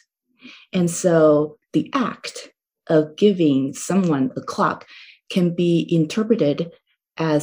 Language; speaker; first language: English; non-native, fluent; Chinese